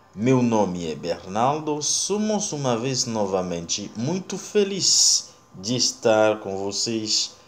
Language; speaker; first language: Portuguese; non-native, learner; Haitian Creole